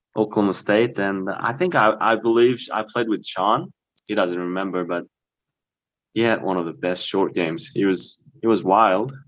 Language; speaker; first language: English; early bilingual, other home language; Korean